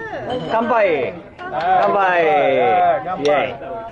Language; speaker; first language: Japanese; native; Japanese